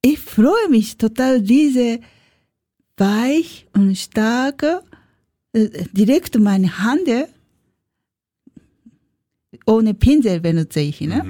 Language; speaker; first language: German; non-native, learner; Japanese